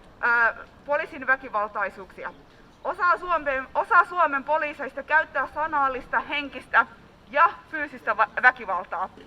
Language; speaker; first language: Finnish; early bilingual, other home language; Somali